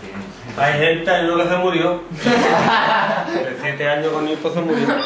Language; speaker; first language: Spanish; native; Spanish